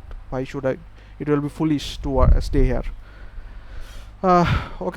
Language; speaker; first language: English; non-native, fluent; Bangla